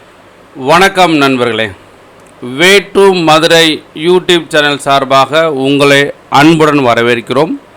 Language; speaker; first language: Tamil; native; Tamil